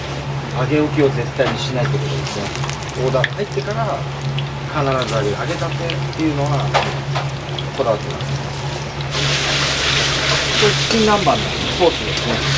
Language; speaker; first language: Japanese; native; Japanese